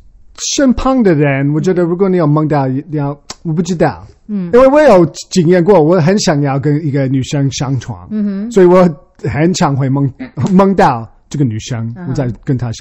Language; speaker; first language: Chinese; early bilingual, heritage; Chinese